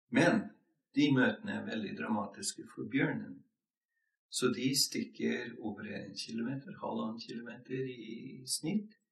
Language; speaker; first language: Norwegian; non-native, fluent; English